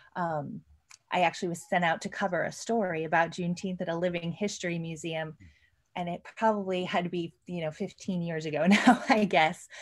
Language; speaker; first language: English; native; English